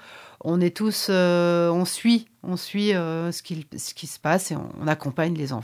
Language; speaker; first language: French; native; French